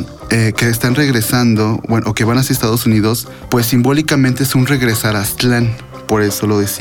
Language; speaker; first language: Spanish; native; Spanish